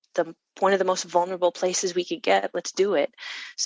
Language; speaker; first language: English; native; English